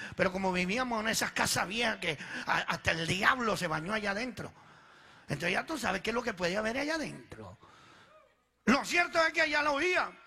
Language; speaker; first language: Spanish; early bilingual, other home language; Italian